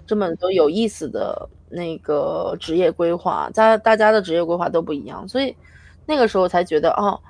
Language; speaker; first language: Chinese; native; Chinese